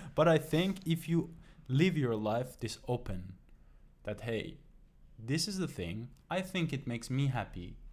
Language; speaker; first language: English; non-native, fluent; Persian